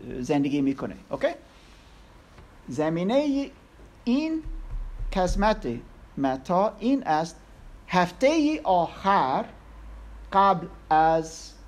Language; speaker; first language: Persian; non-native, learner; English